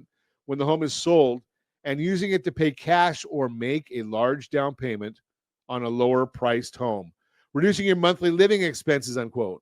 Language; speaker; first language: English; native; English